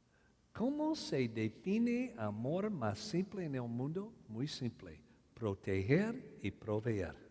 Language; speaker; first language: Spanish; non-native, learner; English